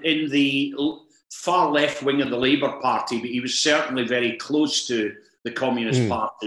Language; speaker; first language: English; native; English